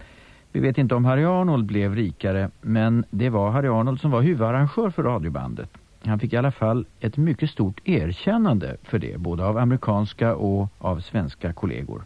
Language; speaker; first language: Swedish; native; Swedish